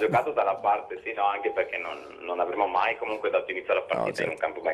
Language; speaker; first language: Italian; native; Italian